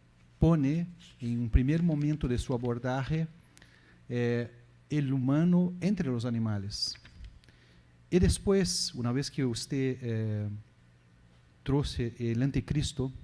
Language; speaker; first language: Spanish; non-native, learner; Portuguese